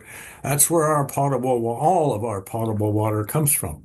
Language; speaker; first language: English; native; English